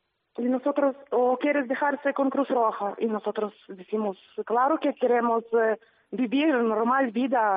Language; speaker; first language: Spanish; non-native, learner; Ukrainian